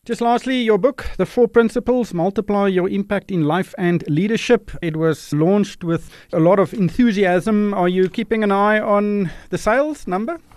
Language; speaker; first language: English; non-native, local second language; Afrikaans